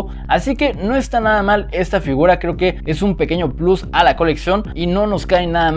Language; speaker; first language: Spanish; native; Spanish